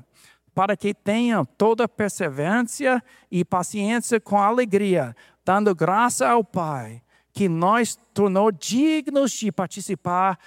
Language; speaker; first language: Portuguese; non-native, fluent; English